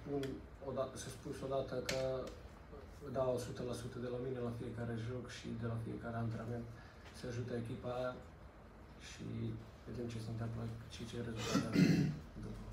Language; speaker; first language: Romanian; non-native, learner; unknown